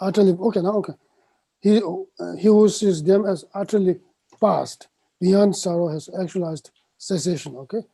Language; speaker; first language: English; non-native, fluent; Tibetan